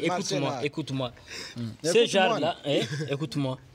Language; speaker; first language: French; non-native, local second language; Rundi